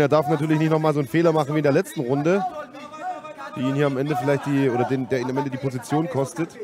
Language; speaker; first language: German; native; German